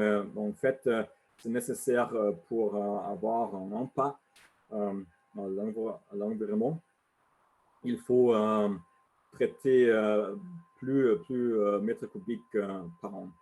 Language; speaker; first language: French; non-native, learner; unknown